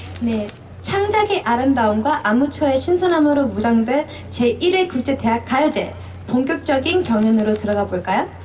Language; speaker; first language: Korean; early bilingual, heritage; Korean